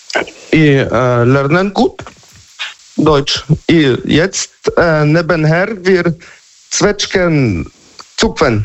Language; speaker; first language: German; non-native, learner; Polish